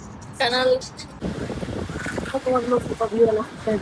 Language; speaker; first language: Hindi; non-native, local second language; Kannada